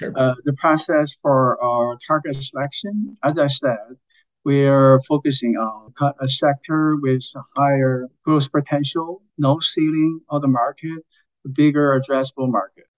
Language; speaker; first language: English; non-native, fluent; Chinese